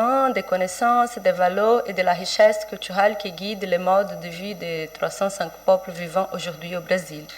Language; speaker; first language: French; non-native, fluent; Portuguese